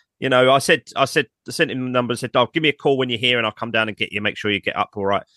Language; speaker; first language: English; native; English